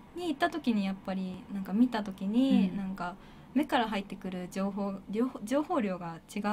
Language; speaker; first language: Japanese; native; Japanese